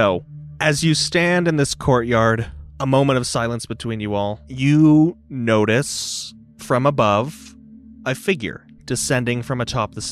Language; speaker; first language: English; native; English